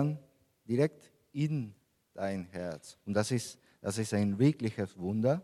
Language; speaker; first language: German; non-native, fluent; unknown